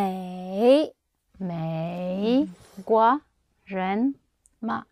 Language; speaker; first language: Chinese; non-native, learner; English